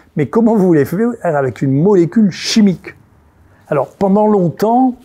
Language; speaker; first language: French; native; French